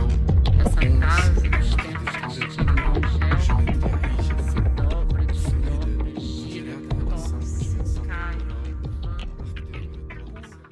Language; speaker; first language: Portuguese; native; Portuguese